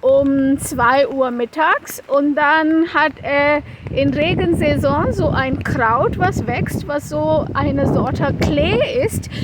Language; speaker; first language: German; non-native, fluent; Konkani